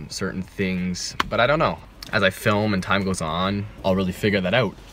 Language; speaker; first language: English; native; English